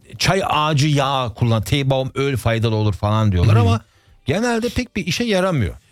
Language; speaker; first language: Turkish; early bilingual, heritage; Turkish